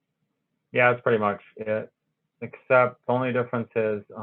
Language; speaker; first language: English; native; English